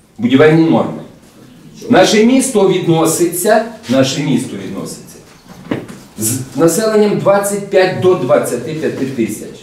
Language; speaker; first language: Ukrainian; native; Ukrainian